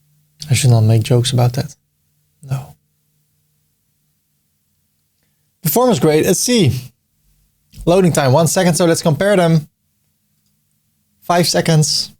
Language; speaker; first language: English; non-native, fluent; Dutch